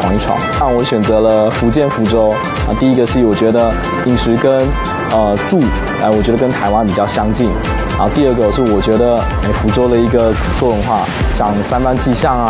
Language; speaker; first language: Chinese; native; Chinese